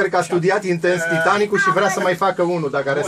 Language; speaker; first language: Romanian; native; Romanian